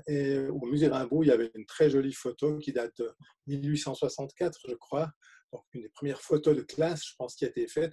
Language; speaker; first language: French; native; French